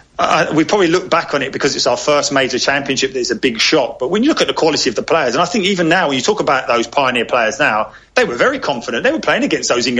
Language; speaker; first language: English; native; English